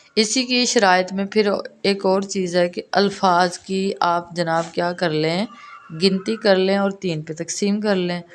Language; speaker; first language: Urdu; non-native, local second language; Punjabi